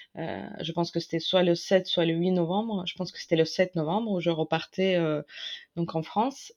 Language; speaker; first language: French; non-native, fluent; Ukrainian